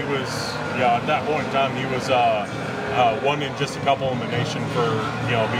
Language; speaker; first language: English; native; English